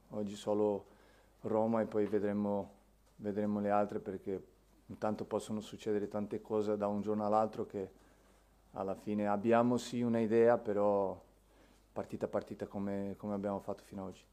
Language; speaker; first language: Italian; non-native, fluent; Portuguese